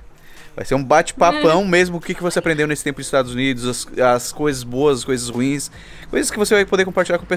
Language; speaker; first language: Portuguese; native; Portuguese